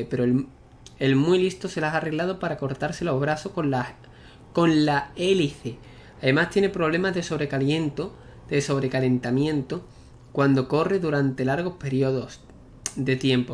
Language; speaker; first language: Spanish; native; Spanish